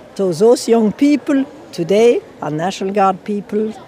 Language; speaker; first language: English; non-native, fluent; French